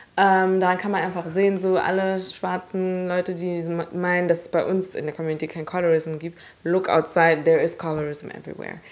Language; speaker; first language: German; early bilingual, other home language; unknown